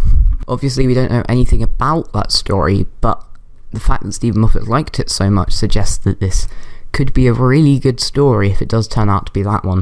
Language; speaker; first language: English; native; English